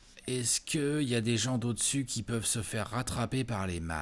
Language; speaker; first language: French; native; French